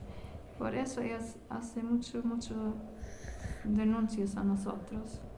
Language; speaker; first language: Spanish; non-native, learner; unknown